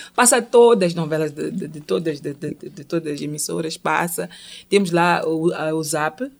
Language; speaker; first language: Portuguese; non-native, local second language; Tsonga